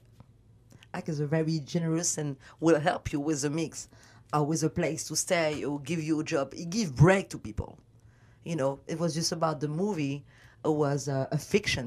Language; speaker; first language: English; non-native, learner; French